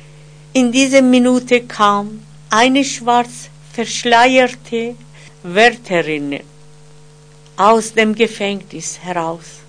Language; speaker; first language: German; non-native, fluent; Persian